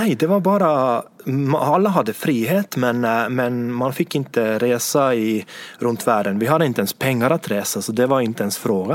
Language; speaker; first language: Swedish; non-native, fluent; Estonian